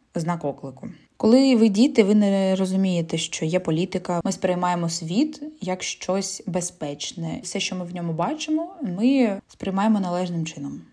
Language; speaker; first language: Ukrainian; non-native, local second language; Russian